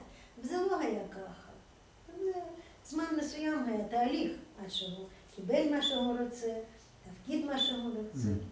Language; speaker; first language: Hebrew; non-native, fluent; Russian